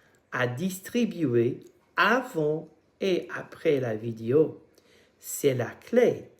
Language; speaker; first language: French; non-native, fluent; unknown